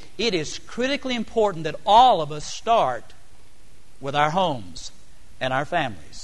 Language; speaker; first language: English; native; English